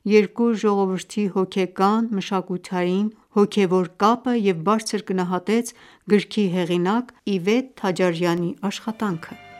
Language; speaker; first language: Armenian; early bilingual, heritage; Armenian